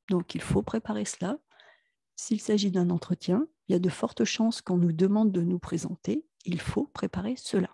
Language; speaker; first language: French; native; French